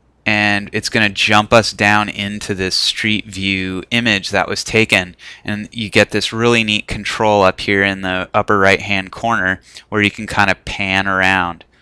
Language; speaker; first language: English; native; English